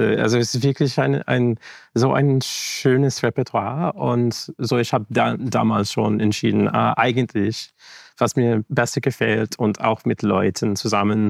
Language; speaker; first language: German; non-native, fluent; English